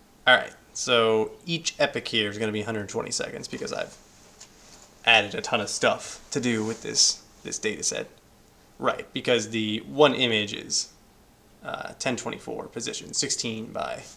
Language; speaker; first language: English; native; English